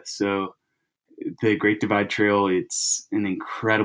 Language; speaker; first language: English; native; English